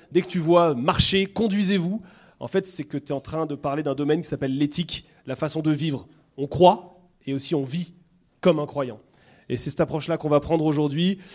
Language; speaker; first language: French; native; French